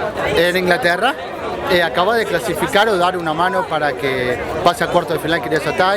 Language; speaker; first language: Spanish; native; Spanish